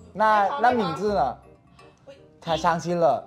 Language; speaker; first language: Chinese; non-native, learner; Thai